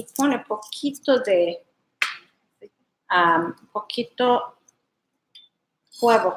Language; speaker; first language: Spanish; non-native, learner; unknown